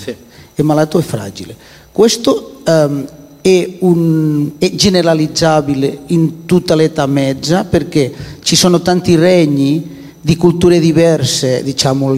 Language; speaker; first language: Italian; non-native, fluent; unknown